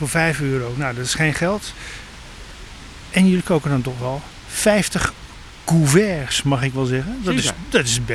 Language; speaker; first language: Dutch; native; Dutch